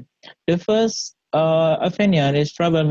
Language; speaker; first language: English; non-native, learner; Indonesian